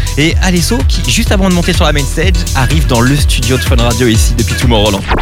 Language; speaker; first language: French; native; French